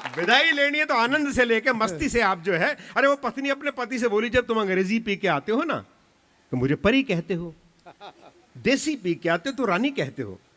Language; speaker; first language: Hindi; non-native, local second language; Punjabi